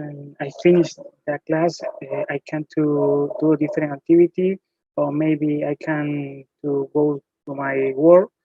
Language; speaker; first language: English; non-native, learner; Spanish